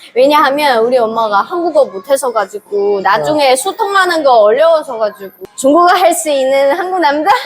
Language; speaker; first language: Korean; non-native, fluent; Chinese